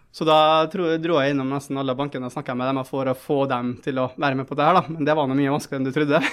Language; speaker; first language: Norwegian; early bilingual, other home language; Tamil